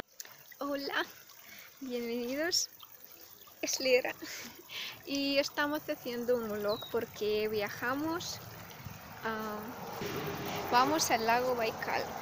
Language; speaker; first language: Spanish; non-native, learner; Russian